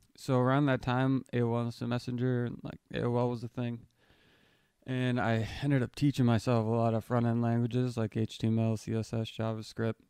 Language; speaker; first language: English; native; English